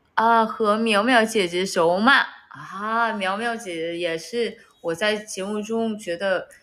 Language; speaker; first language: Chinese; non-native, learner; Vietnamese